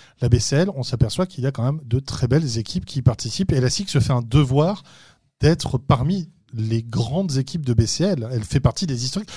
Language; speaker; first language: French; native; French